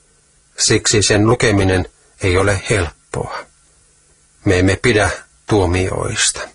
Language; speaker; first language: Finnish; native; Finnish